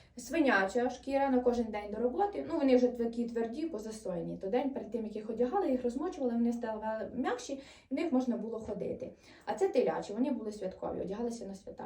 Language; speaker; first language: Ukrainian; native; Ukrainian